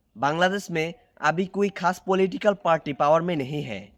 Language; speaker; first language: Hindi; non-native, learner; Bangla